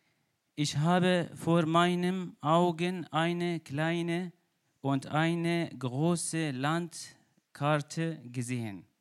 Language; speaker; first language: German; non-native, learner; Kurdish